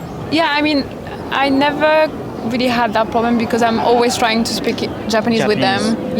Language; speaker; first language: English; non-native, fluent; French